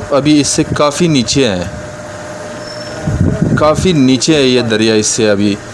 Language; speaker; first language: Urdu; non-native, local second language; Pashto